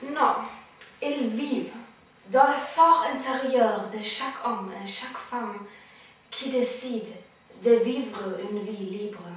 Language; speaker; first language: French; non-native, learner; German